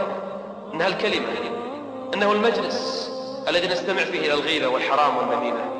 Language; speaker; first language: Arabic; native; Arabic